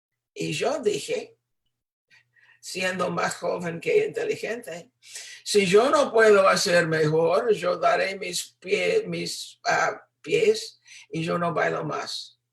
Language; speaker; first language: Spanish; non-native, fluent; English